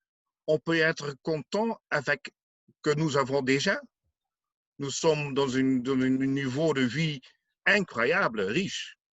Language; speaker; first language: French; non-native, learner; Dutch